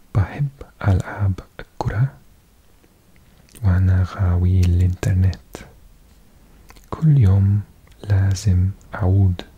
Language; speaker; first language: Arabic; non-native, learner; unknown